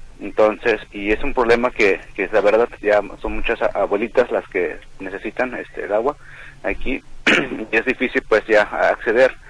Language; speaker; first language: Spanish; non-native, local second language; Nahuatl languages